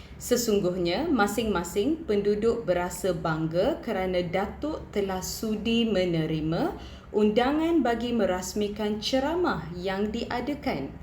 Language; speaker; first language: Malay; non-native, local second language; Tamil